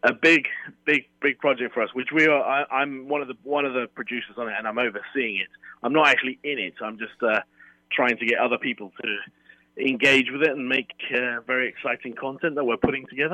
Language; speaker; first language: English; native; English